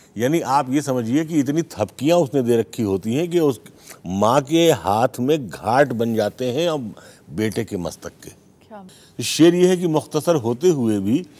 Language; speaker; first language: Hindi; native; Hindi